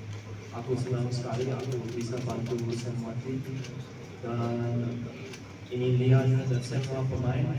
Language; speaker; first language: Indonesian; non-native, learner; Dutch